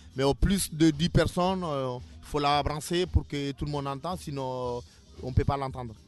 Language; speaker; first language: French; non-native, local second language; Mandingo